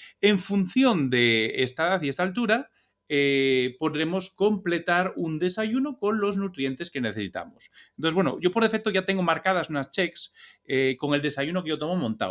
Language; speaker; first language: Spanish; native; Spanish